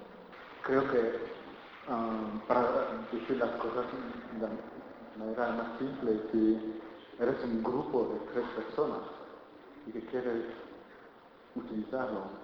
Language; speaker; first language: Spanish; non-native, fluent; French